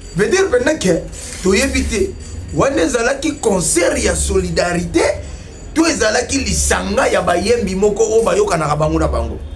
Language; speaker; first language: Lingala; native; Lingala